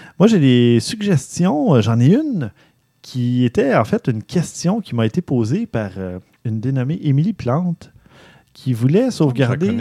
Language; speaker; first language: French; native; French